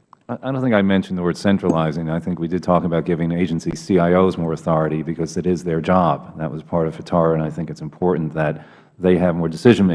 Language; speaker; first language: English; native; English